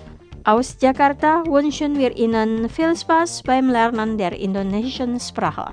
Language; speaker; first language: German; non-native, fluent; Indonesian